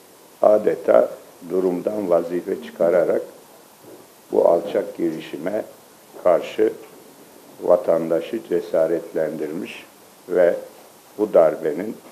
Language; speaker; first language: Turkish; native; Turkish